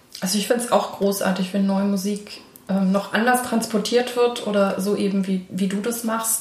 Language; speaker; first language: German; native; German